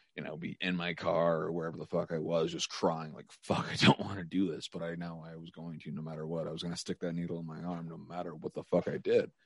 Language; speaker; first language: English; native; English